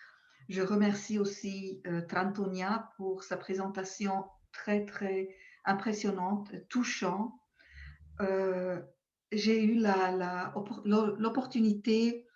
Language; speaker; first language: French; non-native, local second language; German